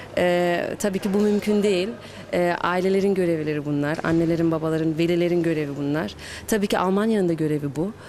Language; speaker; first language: Turkish; early bilingual, heritage; Turkish